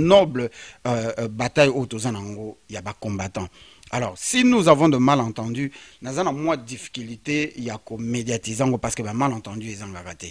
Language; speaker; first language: French; non-native, local second language; Lingala